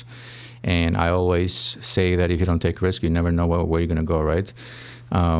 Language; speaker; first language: English; non-native, fluent; Albanian